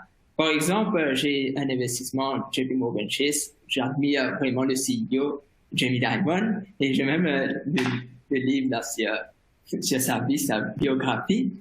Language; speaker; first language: French; non-native, fluent; Morisyen